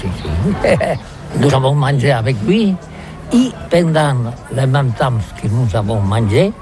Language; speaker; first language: French; non-native, learner; Catalan